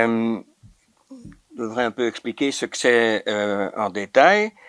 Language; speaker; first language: French; non-native, local second language; Dutch